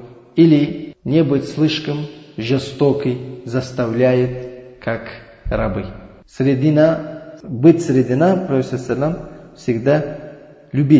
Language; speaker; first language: Russian; non-native, learner; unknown